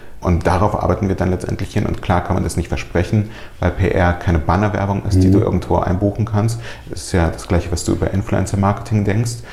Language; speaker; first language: German; early bilingual, other home language; Russian